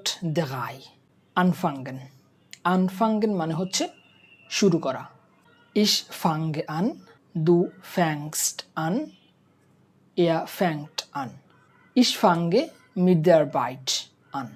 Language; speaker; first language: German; non-native, fluent; Bangla